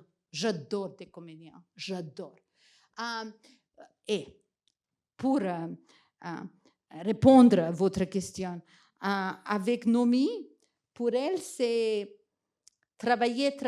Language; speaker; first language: French; non-native, fluent; Macedonian